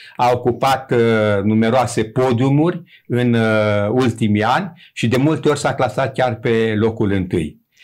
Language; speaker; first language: Romanian; native; Romanian